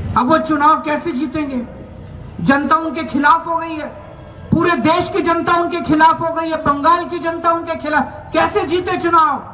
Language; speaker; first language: Hindi; native; Hindi